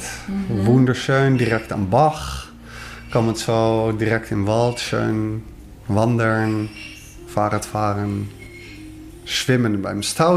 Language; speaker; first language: German; non-native, learner; Dutch